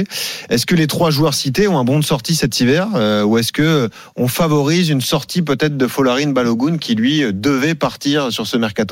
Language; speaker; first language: French; native; French